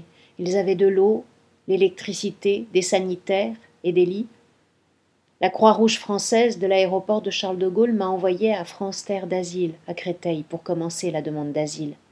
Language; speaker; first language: French; non-native, fluent; Spanish